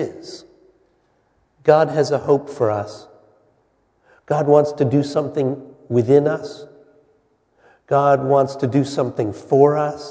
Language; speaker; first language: English; native; English